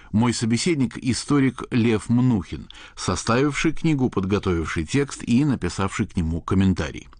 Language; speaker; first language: Russian; native; Russian